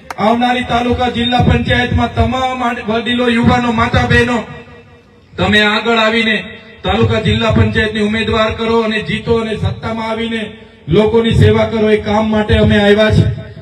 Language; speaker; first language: Gujarati; non-native, local second language; Vasavi